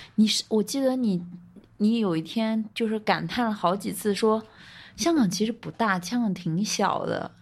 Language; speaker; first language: Chinese; native; Chinese